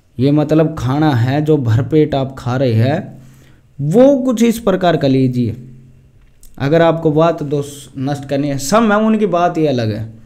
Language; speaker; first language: Hindi; native; Hindi